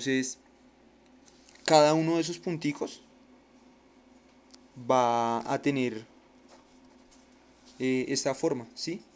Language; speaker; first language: Spanish; native; Spanish